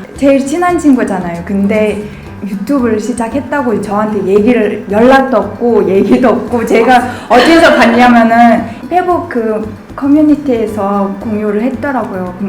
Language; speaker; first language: Korean; non-native, fluent; Mongolian